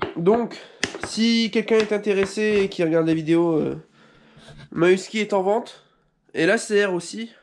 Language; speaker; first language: French; native; French